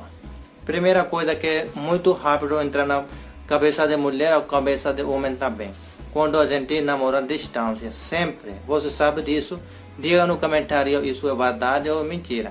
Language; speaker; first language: Portuguese; non-native, learner; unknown